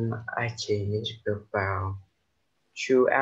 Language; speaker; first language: English; non-native, learner; Vietnamese